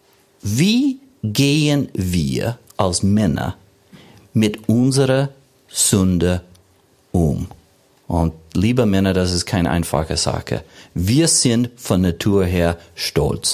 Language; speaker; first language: German; non-native, fluent; English